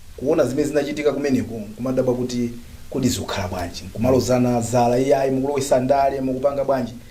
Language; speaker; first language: Nyanja; native; Nyanja